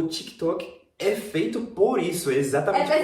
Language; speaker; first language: Portuguese; non-native, fluent; English